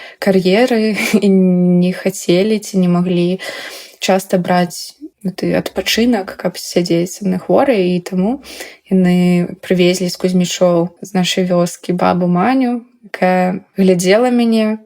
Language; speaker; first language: Belarusian; native; Belarusian